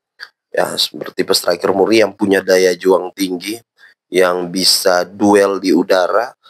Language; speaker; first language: Indonesian; native; Indonesian